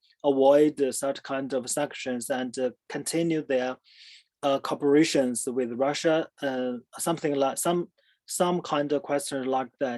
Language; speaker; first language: English; non-native, fluent; Chinese